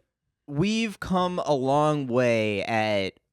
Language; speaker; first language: English; native; English